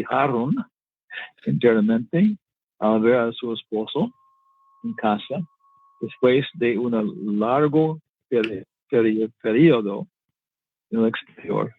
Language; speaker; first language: Spanish; non-native, learner; English